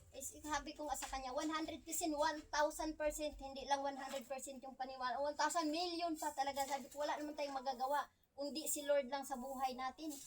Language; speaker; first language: Filipino; non-native, local second language; Cebuano